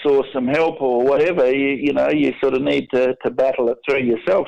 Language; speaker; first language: English; native; English